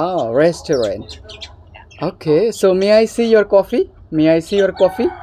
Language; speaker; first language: English; non-native, learner; Bangla